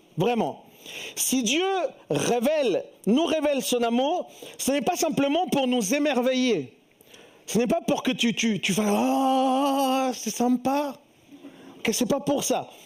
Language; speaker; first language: French; early bilingual, other home language; Spanish